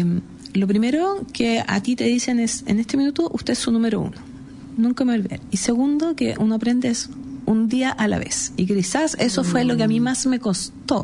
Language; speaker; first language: Spanish; native; Spanish